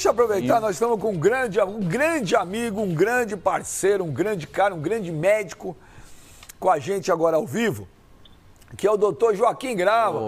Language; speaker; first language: Portuguese; native; Portuguese